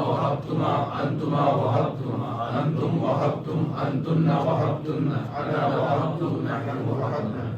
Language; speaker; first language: Arabic; non-native, learner; Urdu